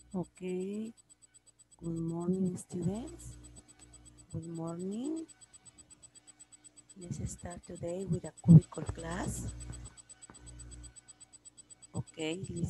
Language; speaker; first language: English; non-native, learner; Spanish